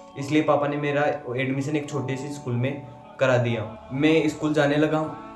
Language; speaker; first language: Hindi; native; Hindi